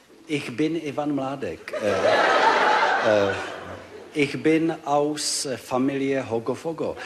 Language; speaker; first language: German; non-native, learner; Czech